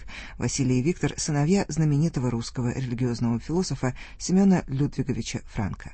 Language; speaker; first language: Russian; native; Russian